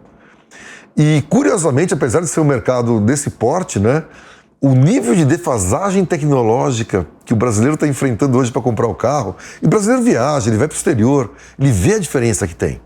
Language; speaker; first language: Portuguese; native; Portuguese